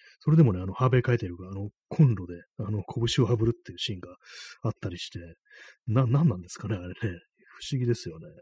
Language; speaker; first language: Japanese; native; Japanese